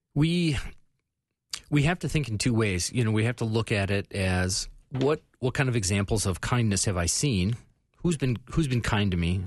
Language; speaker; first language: English; native; English